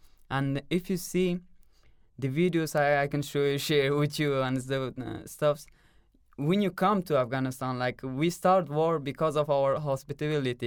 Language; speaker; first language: English; non-native, learner; Persian